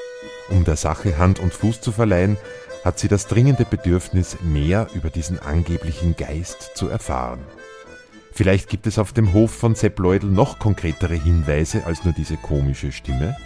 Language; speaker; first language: German; native; German